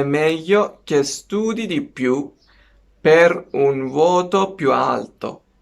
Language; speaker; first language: Italian; non-native, fluent; Persian